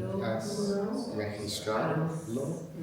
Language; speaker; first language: Spanish; non-native, learner; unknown